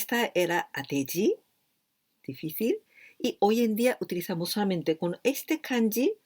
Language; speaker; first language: Spanish; non-native, fluent; Japanese